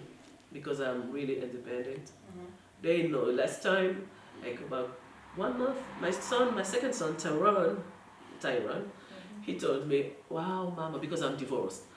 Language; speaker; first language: English; non-native, learner; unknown